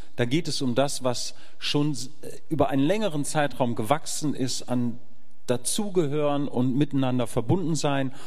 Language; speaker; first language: German; native; German